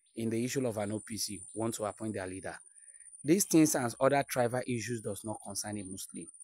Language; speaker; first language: English; non-native, local second language; Yoruba